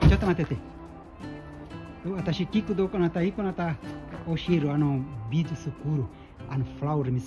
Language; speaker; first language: Japanese; non-native, learner; Portuguese